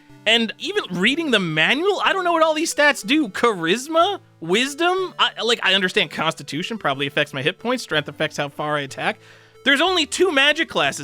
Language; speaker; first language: English; native; English